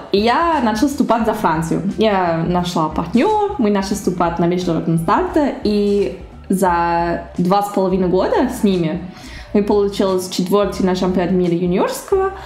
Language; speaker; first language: Russian; early bilingual, heritage; Russian